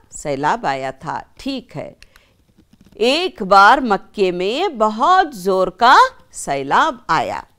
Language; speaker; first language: Urdu; native; Urdu